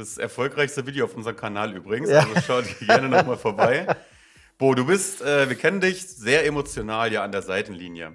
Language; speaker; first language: German; native; German